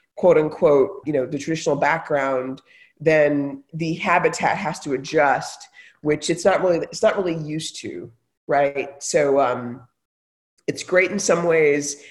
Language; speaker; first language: English; native; English